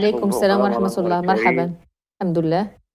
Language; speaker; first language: Arabic; native; Arabic